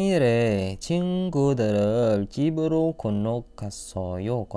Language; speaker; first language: Korean; non-native, fluent; Indonesian